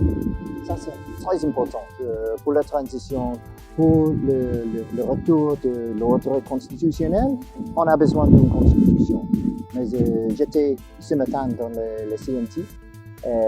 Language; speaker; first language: French; non-native, fluent; English